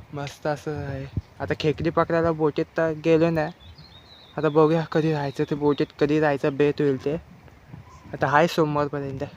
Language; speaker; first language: Marathi; native; Marathi